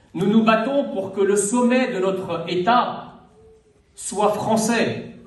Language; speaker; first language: French; early bilingual, other home language; Arabic